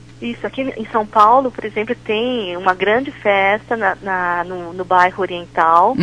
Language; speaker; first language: Portuguese; early bilingual, other home language; Chinese